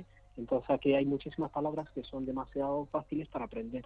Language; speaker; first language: Spanish; non-native, fluent; Arabic